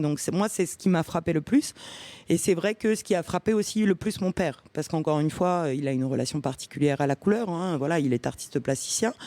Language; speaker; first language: French; early bilingual, other home language; Romanian